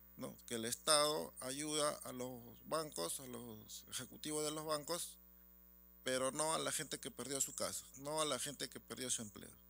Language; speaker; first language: Spanish; native; Spanish